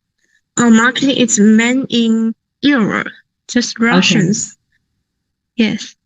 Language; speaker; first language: English; non-native, learner; Thai